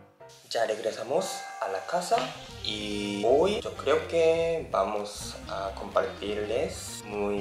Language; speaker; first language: Spanish; non-native, learner; Japanese